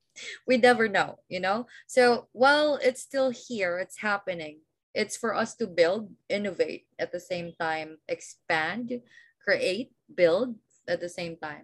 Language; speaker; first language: English; non-native, local second language; Filipino